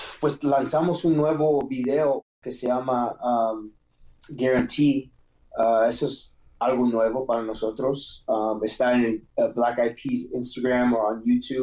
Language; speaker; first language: Spanish; early bilingual, heritage; English